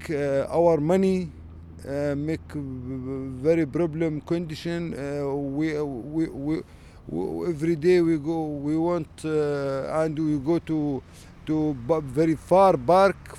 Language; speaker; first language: English; non-native, learner; Arabic